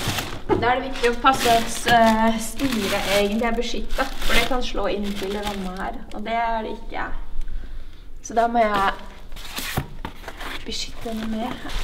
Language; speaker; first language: Norwegian; native; Norwegian